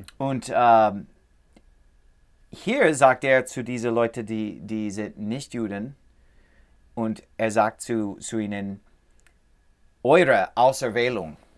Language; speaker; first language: German; non-native, learner; English